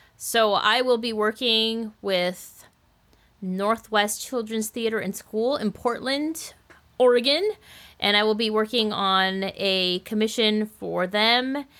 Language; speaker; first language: English; native; English